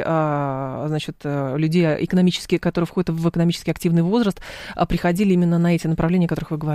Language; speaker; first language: Russian; native; Russian